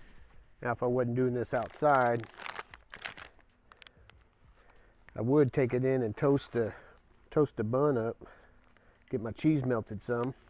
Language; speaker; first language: English; native; English